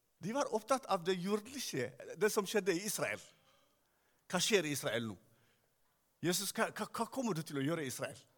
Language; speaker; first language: Norwegian; non-native, fluent; Tigrinya